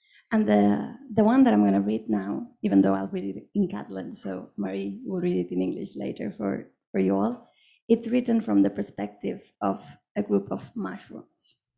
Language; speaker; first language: English; non-native, fluent; Catalan